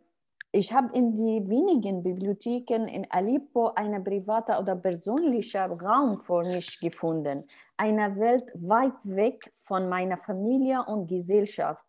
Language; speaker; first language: German; non-native, learner; Arabic